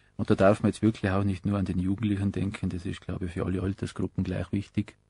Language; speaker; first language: German; native; German